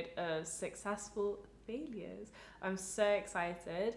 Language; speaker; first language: English; native; English